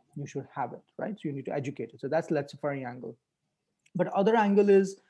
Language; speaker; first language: English; non-native, local second language; Hindi